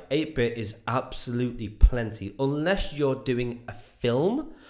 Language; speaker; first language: English; native; English